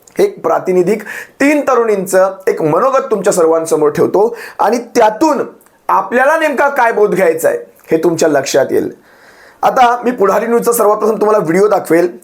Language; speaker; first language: Marathi; native; Marathi